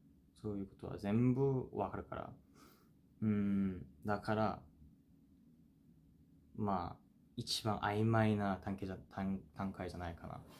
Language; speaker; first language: Japanese; non-native, fluent; Korean